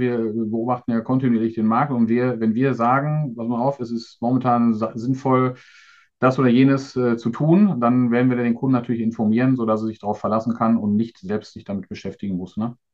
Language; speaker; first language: German; native; German